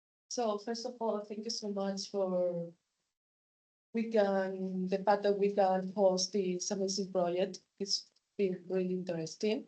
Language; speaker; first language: English; non-native, fluent; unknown